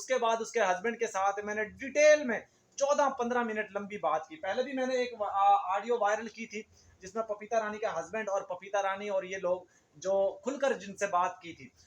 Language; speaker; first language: Urdu; non-native, local second language; Punjabi